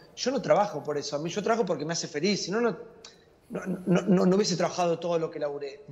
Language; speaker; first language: Spanish; native; Spanish